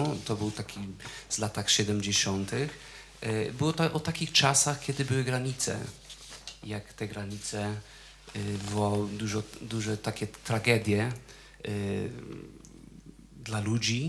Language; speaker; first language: Polish; non-native, fluent; Portuguese